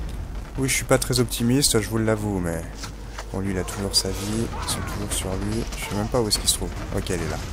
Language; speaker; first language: French; native; French